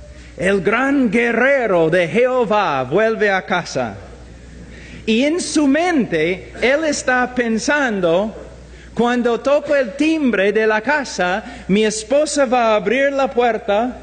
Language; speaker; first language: Spanish; non-native, fluent; English